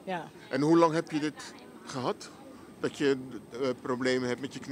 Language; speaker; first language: Dutch; native; Dutch